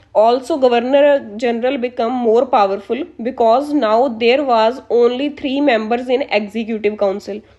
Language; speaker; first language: English; non-native, local second language; Punjabi